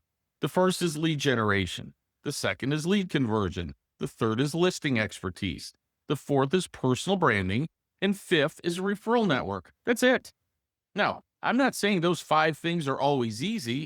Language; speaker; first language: English; native; English